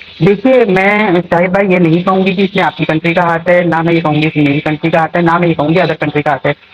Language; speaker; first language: Hindi; native; Hindi